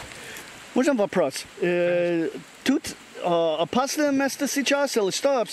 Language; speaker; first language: Russian; non-native, learner; English